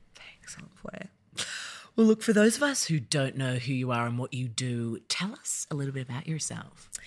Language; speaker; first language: English; early bilingual, other home language; Yoruba